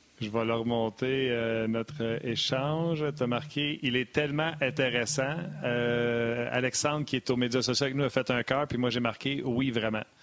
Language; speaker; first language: French; native; French